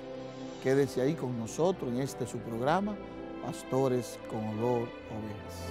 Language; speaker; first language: Spanish; native; Spanish